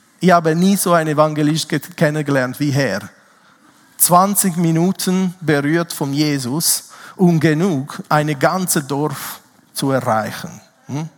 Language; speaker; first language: German; non-native, fluent; Italian